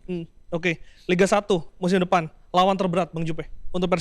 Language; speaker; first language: Indonesian; native; Indonesian